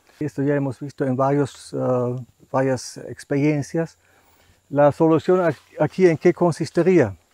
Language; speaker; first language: Spanish; non-native, fluent; German